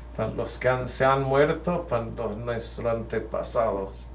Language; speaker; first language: Spanish; early bilingual, heritage; Spanish